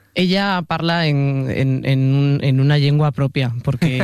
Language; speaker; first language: Catalan; non-native, learner; Spanish